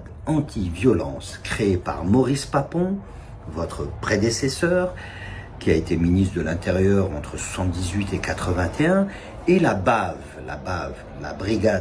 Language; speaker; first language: French; non-native, local second language; Kabyle